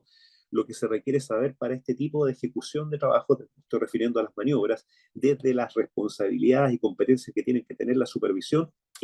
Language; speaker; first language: Spanish; native; Spanish